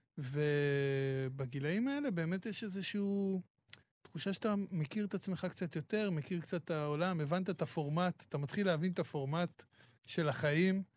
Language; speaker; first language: Hebrew; native; Hebrew